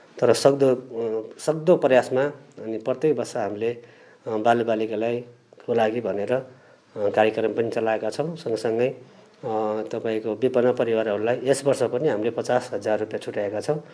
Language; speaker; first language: Nepali; native; Nepali